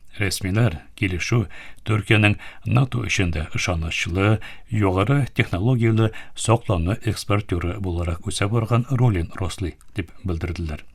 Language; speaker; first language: Tatar; early bilingual, heritage; Tatar